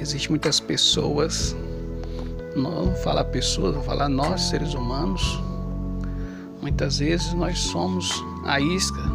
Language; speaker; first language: Portuguese; native; Portuguese